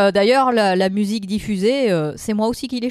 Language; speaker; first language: French; native; French